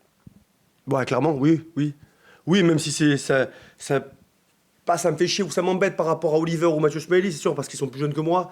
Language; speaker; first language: French; native; French